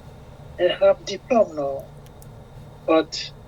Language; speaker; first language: English; non-native, learner; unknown